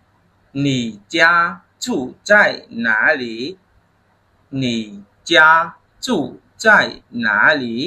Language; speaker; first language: Chinese; non-native, fluent; Khmer